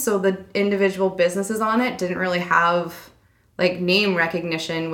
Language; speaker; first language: English; native; English